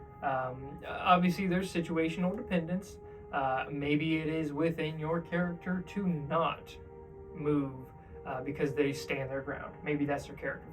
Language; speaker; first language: English; native; English